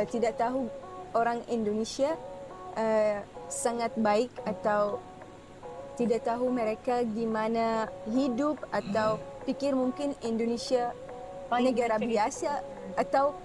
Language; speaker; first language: Indonesian; non-native, fluent; Arabic